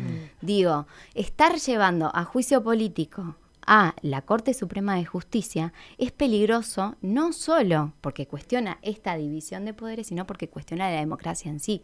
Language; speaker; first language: Spanish; native; Spanish